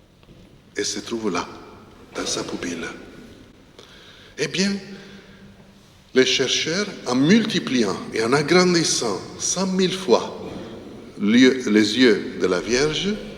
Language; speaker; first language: French; non-native, fluent; Italian